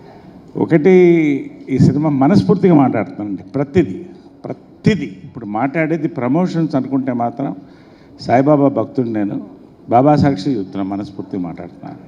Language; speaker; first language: Telugu; native; Telugu